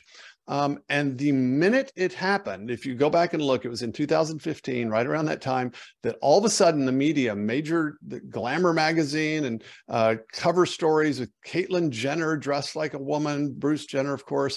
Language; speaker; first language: English; native; English